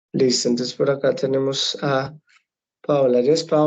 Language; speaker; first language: Spanish; native; Spanish